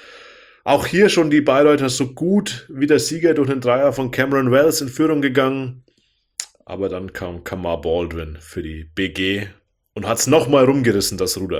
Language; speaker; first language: German; native; German